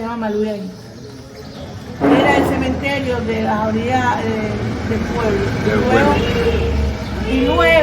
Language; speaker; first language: Spanish; native; Spanish